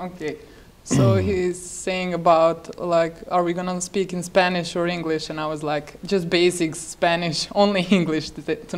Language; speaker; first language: English; non-native, fluent; Bosnian